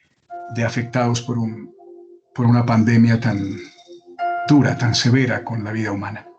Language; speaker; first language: Spanish; native; Spanish